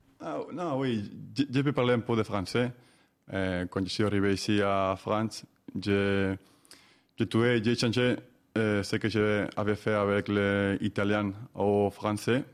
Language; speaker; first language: French; non-native, learner; Spanish